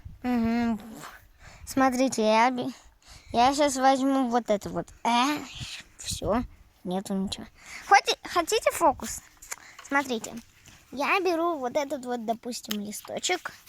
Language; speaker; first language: Russian; native; Russian